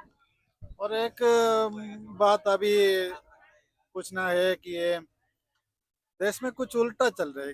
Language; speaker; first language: Hindi; non-native, local second language; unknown